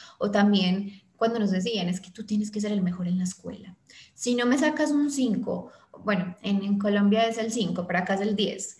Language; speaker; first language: Spanish; native; Spanish